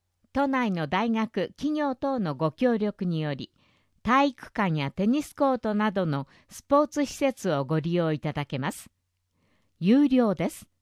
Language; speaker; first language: Japanese; native; Japanese